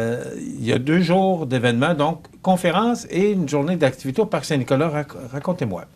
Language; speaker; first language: French; native; French